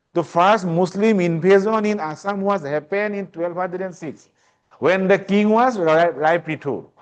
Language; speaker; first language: English; non-native, local second language; Assamese